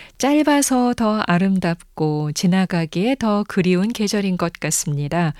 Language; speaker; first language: Korean; native; Korean